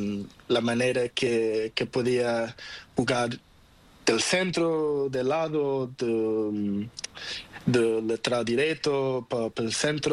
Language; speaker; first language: Spanish; non-native, learner; Portuguese